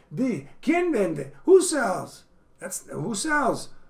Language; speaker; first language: Spanish; non-native, fluent; English